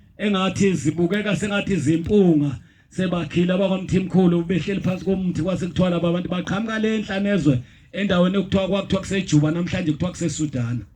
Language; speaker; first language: Zulu; native; Zulu